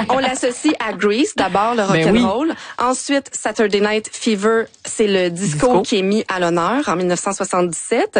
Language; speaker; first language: French; native; French